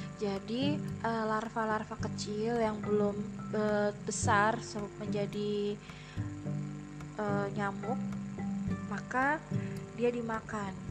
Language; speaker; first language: Indonesian; native; Indonesian